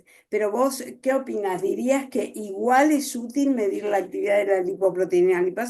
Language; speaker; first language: Spanish; native; Spanish